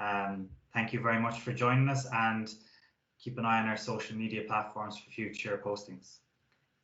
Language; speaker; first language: English; native; English